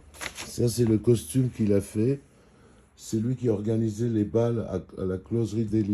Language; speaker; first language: French; non-native, fluent; Georgian